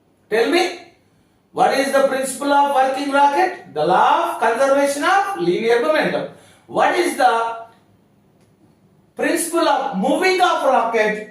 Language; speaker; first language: English; non-native, local second language; Telugu